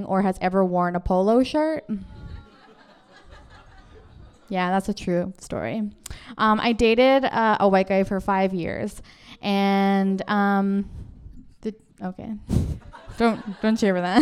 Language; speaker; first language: English; native; English